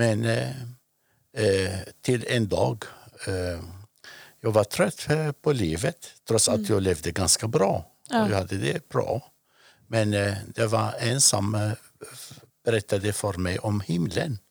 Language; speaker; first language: Swedish; non-native, fluent; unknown